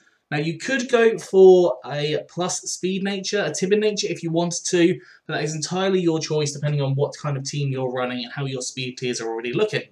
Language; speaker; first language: English; native; English